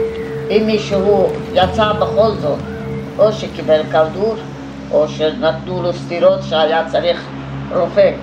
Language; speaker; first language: Hebrew; non-native, fluent; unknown